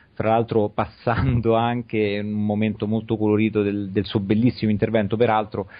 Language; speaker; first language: Italian; native; Italian